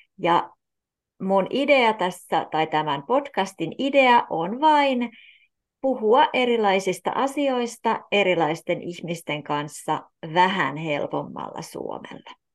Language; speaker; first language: Finnish; native; Finnish